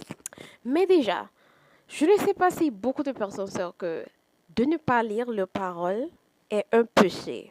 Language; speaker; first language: French; non-native, fluent; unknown